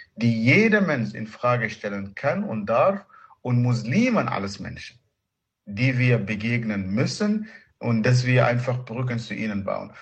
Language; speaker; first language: German; non-native, fluent; Arabic